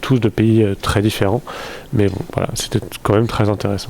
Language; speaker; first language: French; native; French